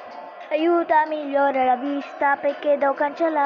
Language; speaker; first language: Italian; early bilingual, other home language; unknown